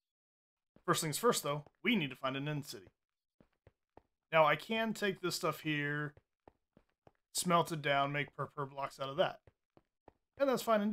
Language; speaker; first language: English; native; English